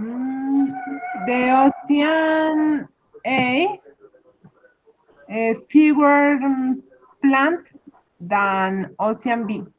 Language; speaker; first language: English; non-native, learner; Spanish